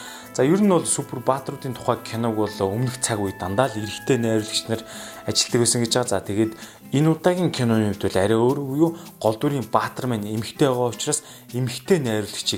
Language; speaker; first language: Mongolian; native; Mongolian